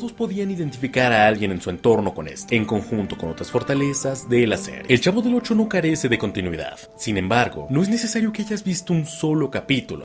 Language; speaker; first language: Spanish; native; Spanish